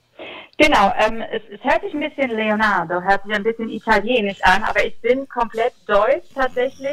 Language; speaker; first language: German; native; German